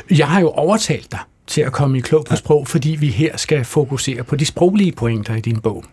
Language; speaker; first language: Danish; native; Danish